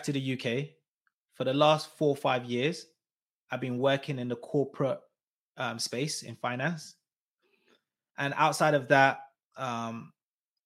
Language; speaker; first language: English; native; English